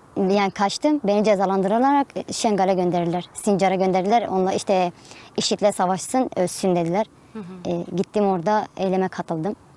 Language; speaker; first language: Turkish; non-native, local second language; Kurdish